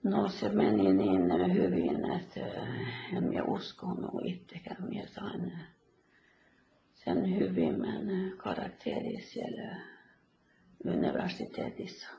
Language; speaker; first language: Finnish; early bilingual, heritage; Finnish